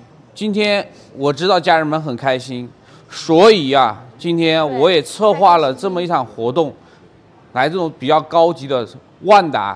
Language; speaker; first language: Chinese; native; Chinese